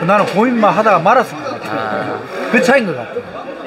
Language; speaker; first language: Korean; native; Korean